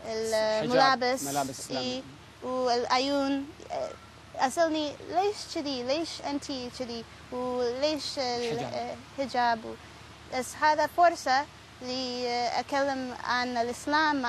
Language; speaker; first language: Arabic; non-native, learner; Spanish